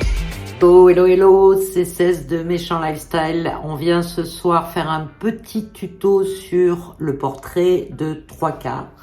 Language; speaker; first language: French; native; French